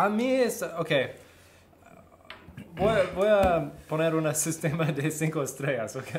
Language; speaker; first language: Spanish; early bilingual, heritage; Spanish